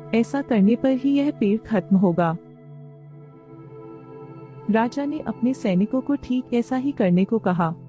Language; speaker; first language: Hindi; native; Hindi